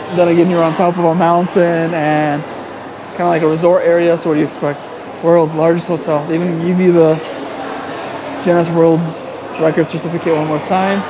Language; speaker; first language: English; native; English